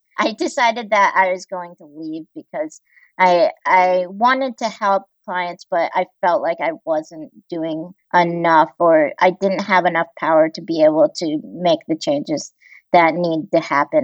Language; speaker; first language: English; native; English